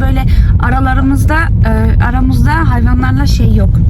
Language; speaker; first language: Turkish; early bilingual, heritage; Turkish